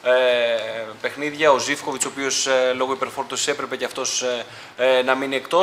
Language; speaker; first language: Greek; native; Greek